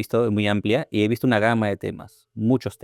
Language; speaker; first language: Spanish; native; Spanish